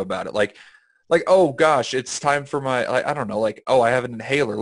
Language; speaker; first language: English; native; English